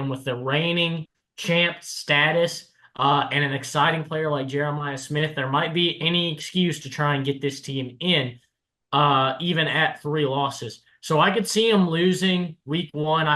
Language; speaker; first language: English; native; English